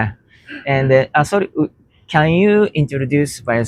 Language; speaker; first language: English; non-native, learner; Japanese